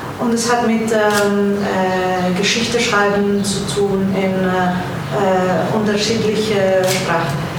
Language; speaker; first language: German; non-native, learner; Greek